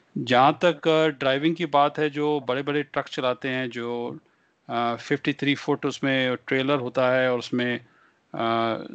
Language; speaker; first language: Hindi; non-native, local second language; Punjabi